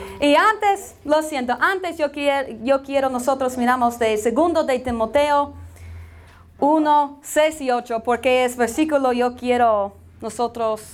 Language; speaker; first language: Spanish; non-native, learner; English